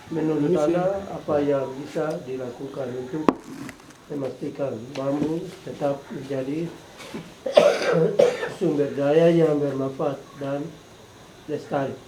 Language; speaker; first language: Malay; non-native, local second language; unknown